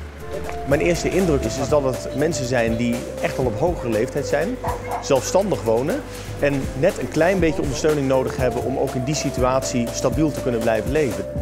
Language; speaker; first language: Dutch; native; Dutch